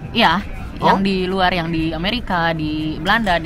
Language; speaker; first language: Indonesian; native; Indonesian